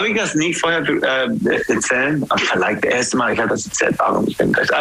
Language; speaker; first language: German; non-native, learner; English